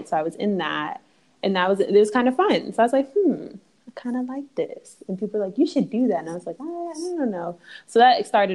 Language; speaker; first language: English; native; English